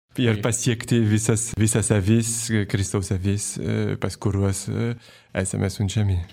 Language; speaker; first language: Lithuanian; non-native, fluent; French